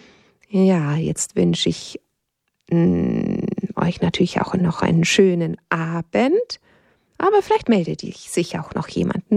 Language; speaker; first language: German; native; German